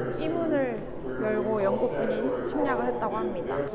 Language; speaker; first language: Korean; native; Korean